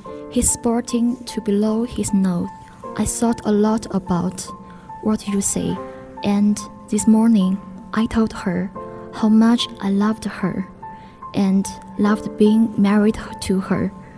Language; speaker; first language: English; non-native, learner; Chinese